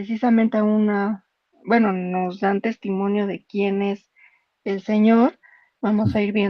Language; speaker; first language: Spanish; native; Spanish